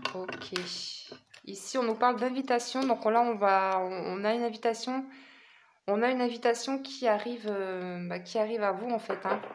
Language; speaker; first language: French; native; French